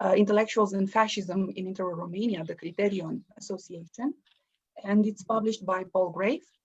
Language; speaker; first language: English; non-native, fluent; Romanian